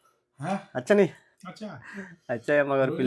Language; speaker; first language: Hindi; non-native, learner; Telugu